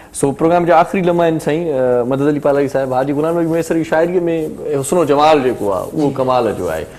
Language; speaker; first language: Sindhi; native; Sindhi